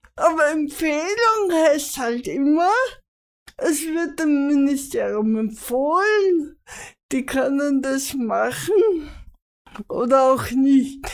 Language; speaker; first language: German; native; German